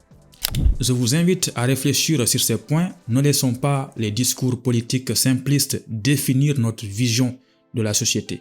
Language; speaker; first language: French; non-native, local second language; Wolof